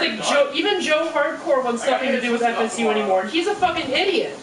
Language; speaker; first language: English; native; English